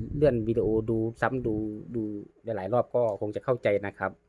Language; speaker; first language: Thai; native; Thai